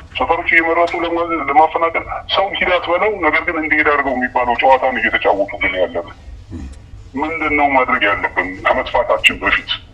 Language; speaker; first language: Amharic; native; Amharic